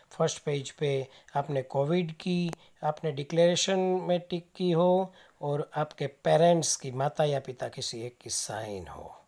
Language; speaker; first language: Hindi; non-native, local second language; Gujarati